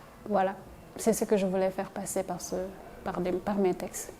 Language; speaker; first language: French; non-native, local second language; Wolof